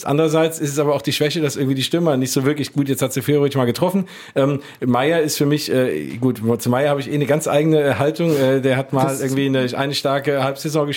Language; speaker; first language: German; native; German